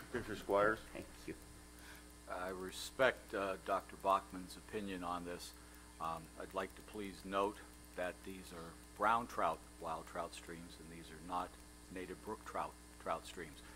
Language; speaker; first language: English; native; English